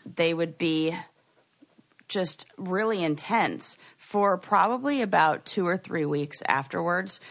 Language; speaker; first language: English; native; English